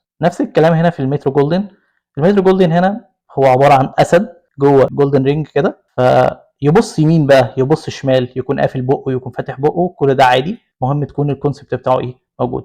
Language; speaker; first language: Arabic; native; Arabic